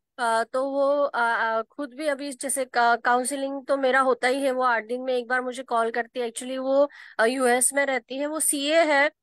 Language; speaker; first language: Hindi; non-native, local second language; Marathi